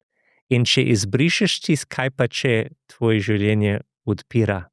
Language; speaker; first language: Slovenian; non-native, fluent; English